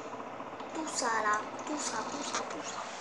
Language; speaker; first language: French; native; French